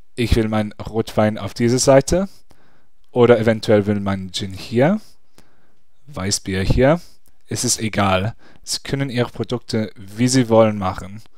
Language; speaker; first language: German; non-native, fluent; English